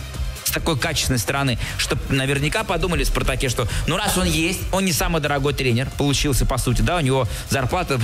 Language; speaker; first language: Russian; native; Russian